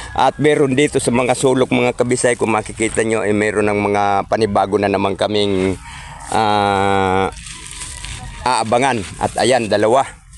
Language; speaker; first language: Filipino; non-native, local second language; Cebuano